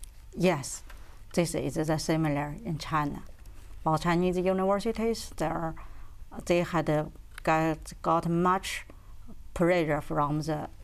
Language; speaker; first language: English; non-native, learner; Chinese